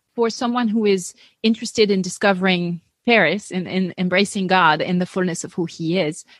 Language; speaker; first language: English; non-native, fluent; French